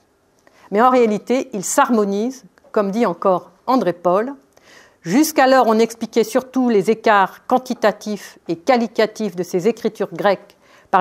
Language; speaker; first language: French; native; French